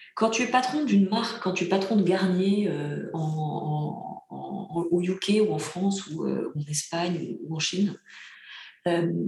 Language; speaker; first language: French; early bilingual, other home language; Bulgarian